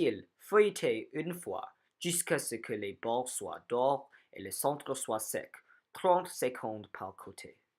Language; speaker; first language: French; non-native, learner; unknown